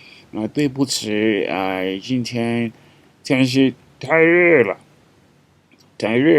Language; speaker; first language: Chinese; non-native, fluent; English